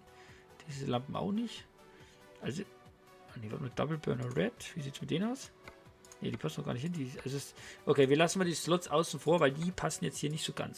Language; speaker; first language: German; native; German